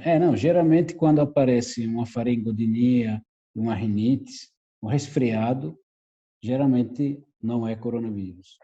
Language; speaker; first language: Portuguese; non-native, fluent; Italian